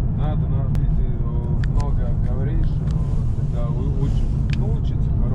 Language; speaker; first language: Russian; non-native, local second language; Latvian